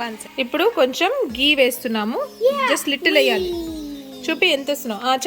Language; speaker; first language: Telugu; native; Telugu